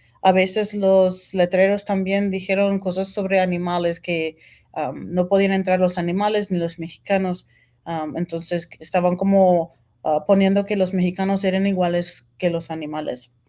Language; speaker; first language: Spanish; non-native, fluent; English